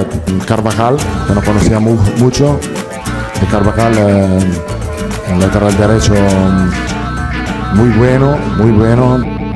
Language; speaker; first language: Spanish; non-native, learner; Italian